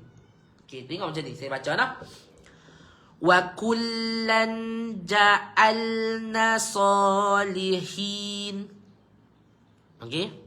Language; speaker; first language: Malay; native; Malay